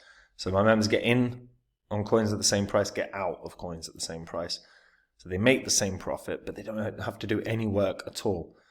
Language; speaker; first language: English; native; English